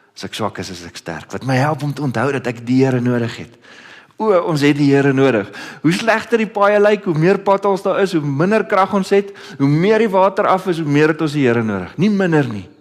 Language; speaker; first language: Afrikaans; early bilingual, other home language; Dutch